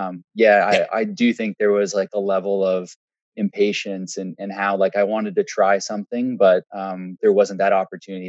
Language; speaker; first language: English; native; English